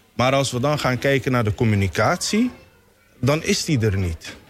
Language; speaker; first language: Dutch; non-native, fluent; Somali